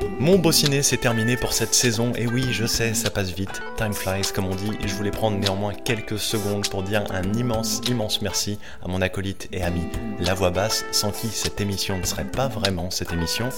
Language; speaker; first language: French; native; French